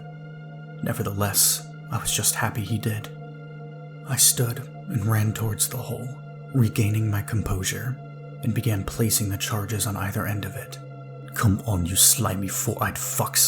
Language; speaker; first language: English; native; English